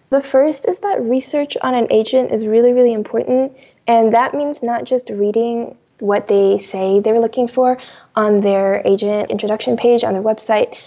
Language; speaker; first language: English; early bilingual, other home language; Chinese